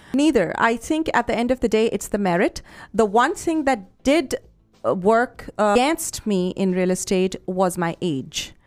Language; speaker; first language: English; non-native, local second language; Punjabi